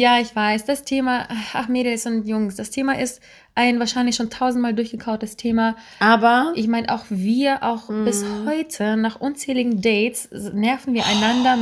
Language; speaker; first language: German; native; German